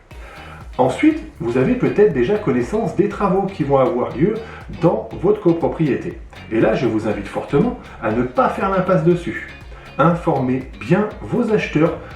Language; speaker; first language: French; native; French